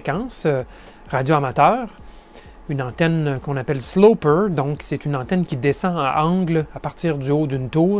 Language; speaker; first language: French; native; French